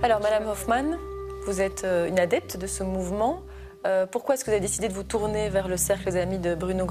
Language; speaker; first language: French; native; French